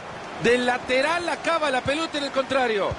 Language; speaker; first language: Spanish; native; Spanish